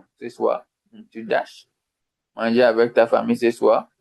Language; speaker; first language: French; non-native, fluent; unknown